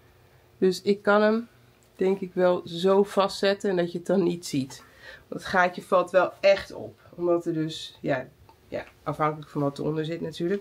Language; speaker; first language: Dutch; native; Dutch